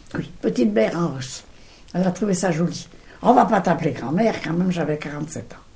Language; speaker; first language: French; non-native, local second language; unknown